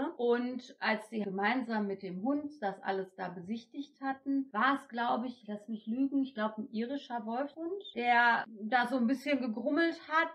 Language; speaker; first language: German; native; German